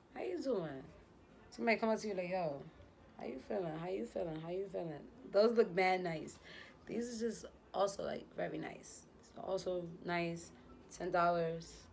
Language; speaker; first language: English; native; English